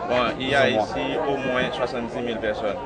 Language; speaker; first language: French; non-native, local second language; Haitian Creole